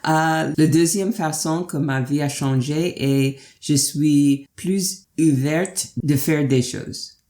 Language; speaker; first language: French; non-native, fluent; English